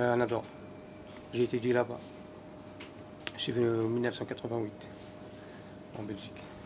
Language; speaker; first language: French; non-native, local second language; Berber languages